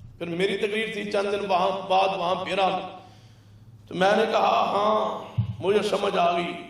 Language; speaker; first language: Urdu; non-native, local second language; Punjabi